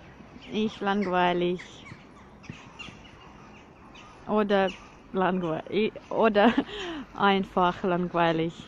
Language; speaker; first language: German; non-native, learner; Russian